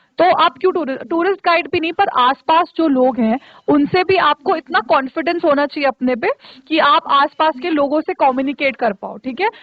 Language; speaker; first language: Hindi; native; Hindi